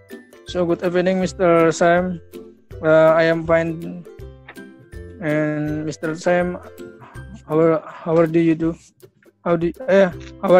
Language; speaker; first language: English; non-native, learner; Indonesian